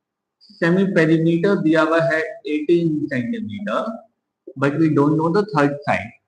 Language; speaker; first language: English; non-native, local second language; Hindi